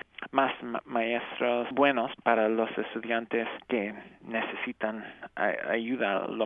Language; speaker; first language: Spanish; non-native, fluent; English